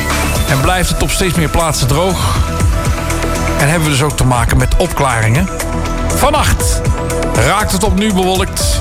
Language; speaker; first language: Dutch; native; Dutch